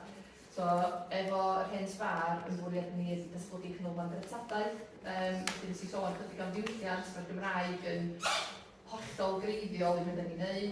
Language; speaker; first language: Welsh; native; Welsh